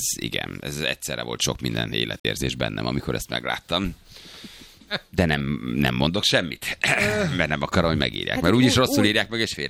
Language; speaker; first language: Hungarian; native; Hungarian